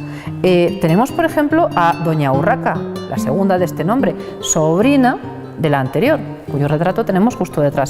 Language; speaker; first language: Spanish; native; Spanish